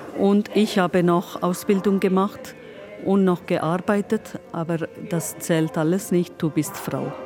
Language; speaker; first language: German; non-native, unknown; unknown